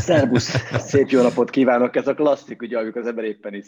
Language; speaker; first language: Hungarian; native; Hungarian